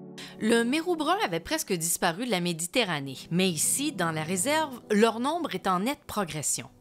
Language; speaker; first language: French; native; French